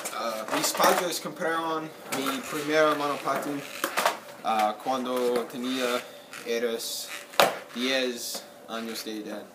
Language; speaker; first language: Spanish; non-native, learner; English